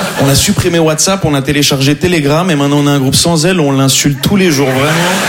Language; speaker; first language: French; non-native, local second language; Arabic